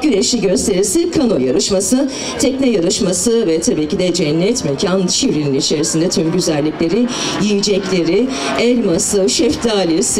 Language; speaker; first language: Turkish; native; Turkish